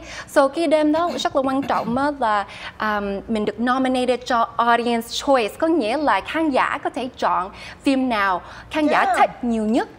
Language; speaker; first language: Vietnamese; early bilingual, heritage; Vietnamese